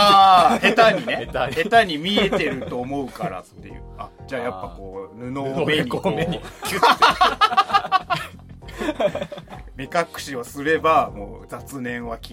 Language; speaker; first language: Japanese; native; Japanese